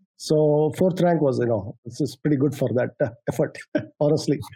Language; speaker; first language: English; non-native, local second language; Tamil